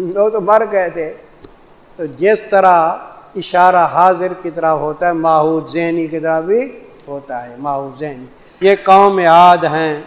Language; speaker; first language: Urdu; non-native, local second language; Saraiki